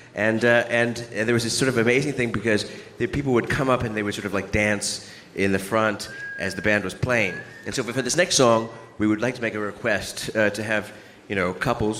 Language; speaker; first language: English; native; English